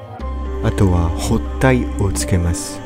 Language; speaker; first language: Japanese; non-native, learner; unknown